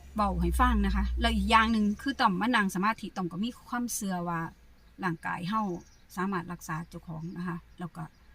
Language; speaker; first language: Thai; native; Thai